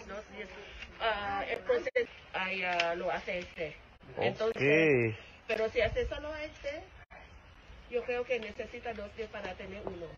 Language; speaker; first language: Spanish; non-native, learner; Thai